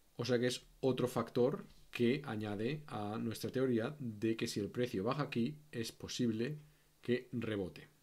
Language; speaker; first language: Spanish; native; Spanish